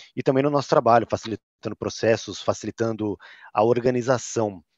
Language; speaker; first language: Portuguese; native; Portuguese